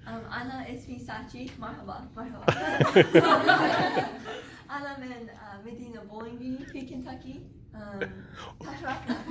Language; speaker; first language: Arabic; non-native, learner; English